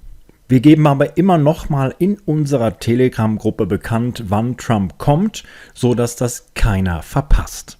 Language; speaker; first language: German; native; German